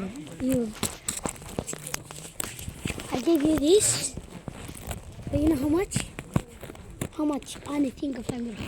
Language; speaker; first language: English; non-native, learner; Arabic